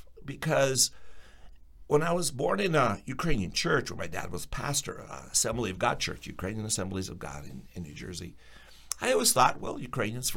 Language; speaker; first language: English; early bilingual, other home language; Ukrainian